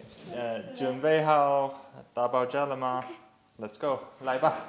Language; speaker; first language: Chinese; non-native, learner; English